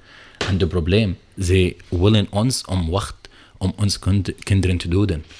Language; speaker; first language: Dutch; non-native, learner; Arabic